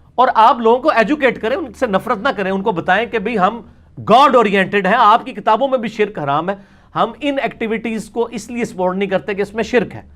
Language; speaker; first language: Urdu; non-native, local second language; Punjabi